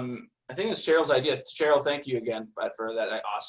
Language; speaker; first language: English; native; English